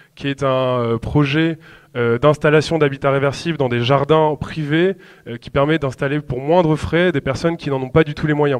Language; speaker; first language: French; native; French